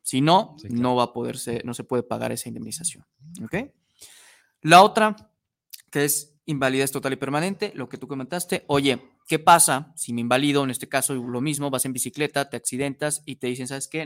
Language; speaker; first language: Spanish; native; Spanish